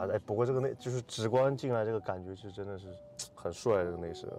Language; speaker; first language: Chinese; native; Chinese